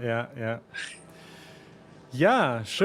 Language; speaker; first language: German; native; German